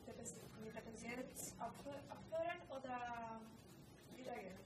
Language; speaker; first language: German; non-native, learner; Spanish